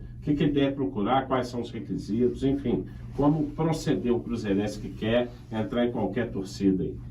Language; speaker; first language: Portuguese; native; Portuguese